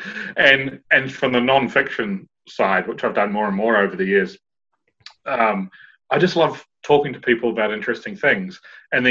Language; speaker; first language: English; native; English